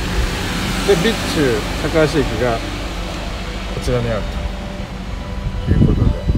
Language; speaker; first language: Japanese; native; Japanese